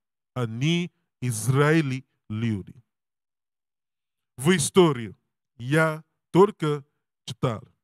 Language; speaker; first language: Russian; non-native, learner; English